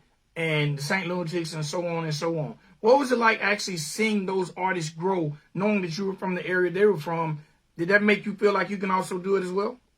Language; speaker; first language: English; native; English